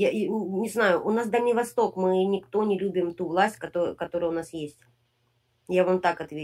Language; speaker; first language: Russian; native; Russian